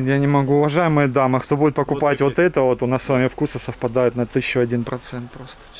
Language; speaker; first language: Russian; native; Russian